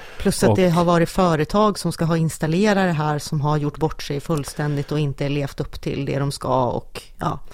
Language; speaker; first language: Swedish; native; Swedish